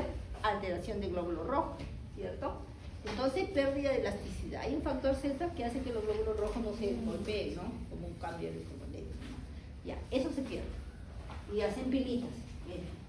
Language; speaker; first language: Spanish; native; Spanish